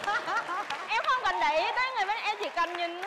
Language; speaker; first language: Vietnamese; native; Vietnamese